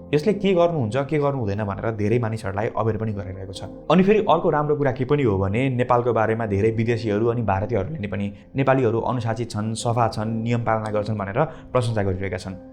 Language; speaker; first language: Nepali; native; Nepali